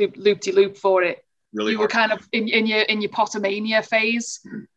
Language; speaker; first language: English; native; English